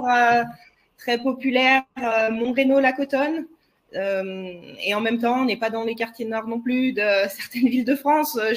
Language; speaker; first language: French; native; French